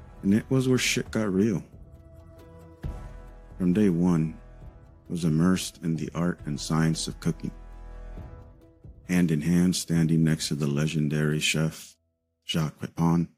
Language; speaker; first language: English; early bilingual, other home language; Spanish